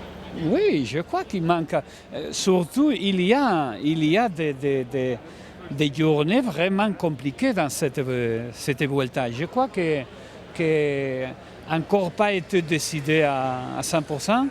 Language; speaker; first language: French; non-native, learner; Spanish